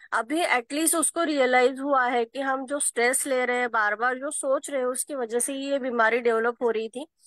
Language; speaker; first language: Hindi; non-native, local second language; Marathi